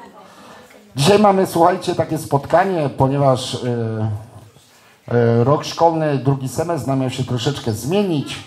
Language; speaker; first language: Polish; native; Polish